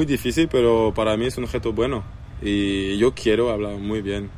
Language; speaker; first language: Spanish; non-native, learner; French